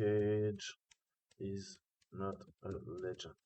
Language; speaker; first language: English; non-native, fluent; French